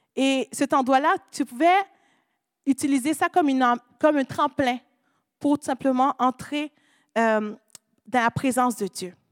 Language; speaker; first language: French; non-native, local second language; Haitian Creole